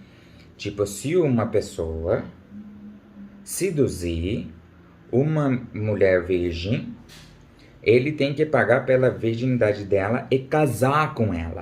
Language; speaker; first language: Portuguese; non-native, learner; Urdu